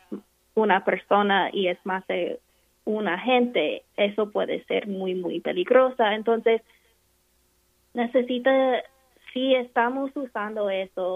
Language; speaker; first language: Spanish; non-native, fluent; English